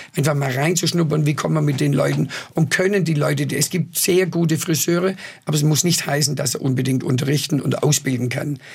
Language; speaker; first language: German; native; German